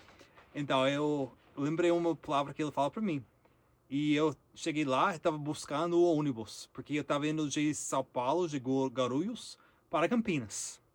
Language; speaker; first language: Portuguese; non-native, learner; English